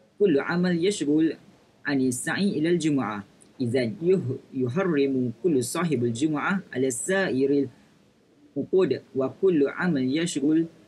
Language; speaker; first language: Arabic; non-native, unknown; Malay